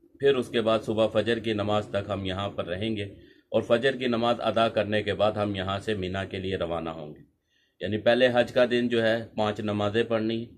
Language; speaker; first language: Urdu; non-native, local second language; Punjabi